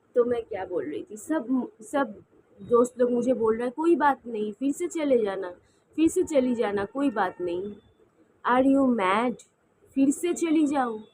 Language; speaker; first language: Hindi; non-native, local second language; Bangla